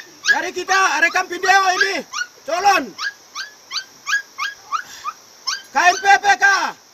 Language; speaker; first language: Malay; non-native, local second language; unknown